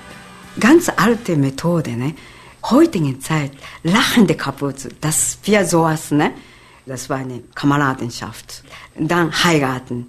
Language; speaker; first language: German; non-native, learner; Japanese